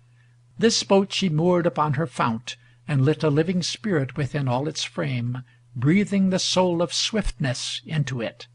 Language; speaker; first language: English; native; English